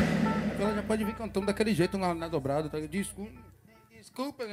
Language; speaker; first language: Portuguese; native; Portuguese